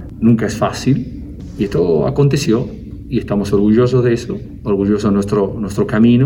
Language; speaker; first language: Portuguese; non-native, learner; Spanish